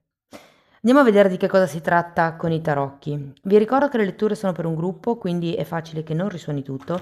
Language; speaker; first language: Italian; native; Italian